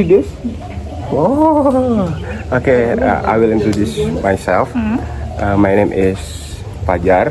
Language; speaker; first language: English; non-native, learner; Indonesian